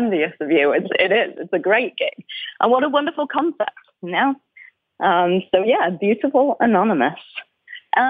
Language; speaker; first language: English; native; English